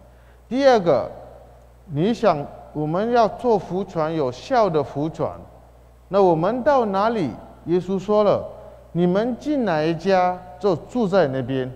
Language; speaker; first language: Chinese; non-native, fluent; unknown